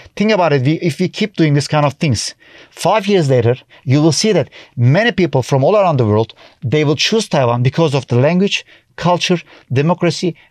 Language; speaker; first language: English; non-native, fluent; Turkish